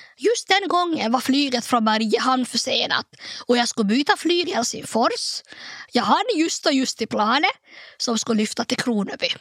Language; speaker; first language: Swedish; native; Swedish